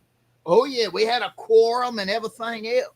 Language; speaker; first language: English; native; English